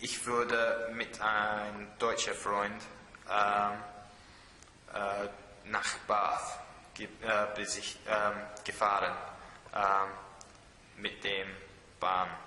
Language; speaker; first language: German; non-native, learner; English